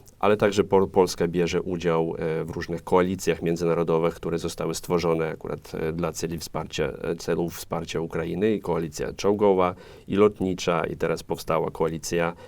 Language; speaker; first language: Polish; non-native, fluent; Ukrainian